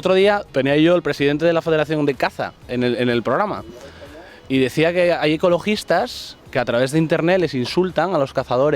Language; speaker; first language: Spanish; native; Spanish